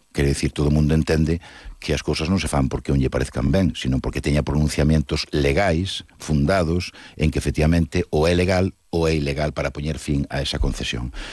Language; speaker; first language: Galician; non-native, local second language; Spanish